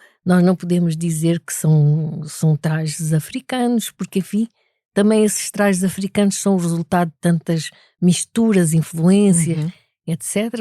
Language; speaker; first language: Portuguese; native; Portuguese